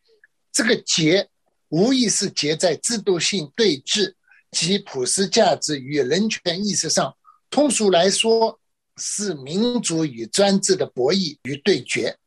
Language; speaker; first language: Chinese; native; Chinese